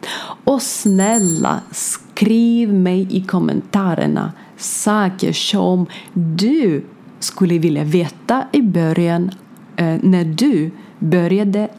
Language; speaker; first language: Swedish; non-native, learner; Ukrainian